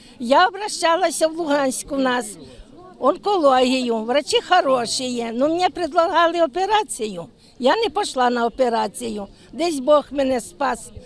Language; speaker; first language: Ukrainian; native; Ukrainian